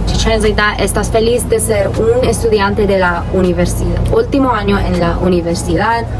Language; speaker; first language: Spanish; early bilingual, heritage; English